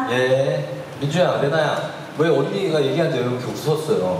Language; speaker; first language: Korean; native; Korean